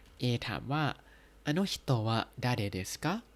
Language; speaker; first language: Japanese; non-native, fluent; Thai